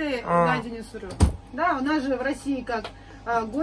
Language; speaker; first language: Japanese; non-native, learner; Russian